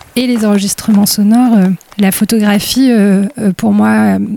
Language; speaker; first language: French; native; French